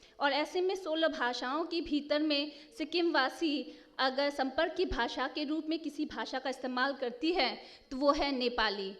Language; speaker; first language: Hindi; non-native, local second language; Nepali